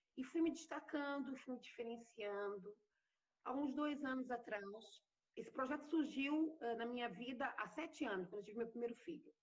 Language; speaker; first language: Portuguese; native; Portuguese